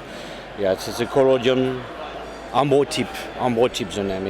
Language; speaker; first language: English; non-native, fluent; French